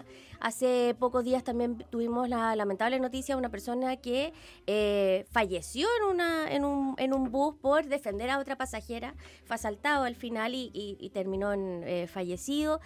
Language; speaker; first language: Spanish; native; Spanish